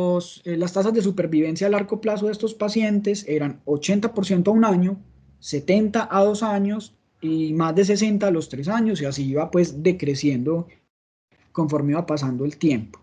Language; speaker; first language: Spanish; native; Spanish